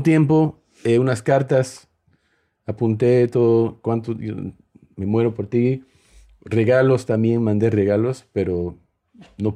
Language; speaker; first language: Spanish; early bilingual, heritage; Spanish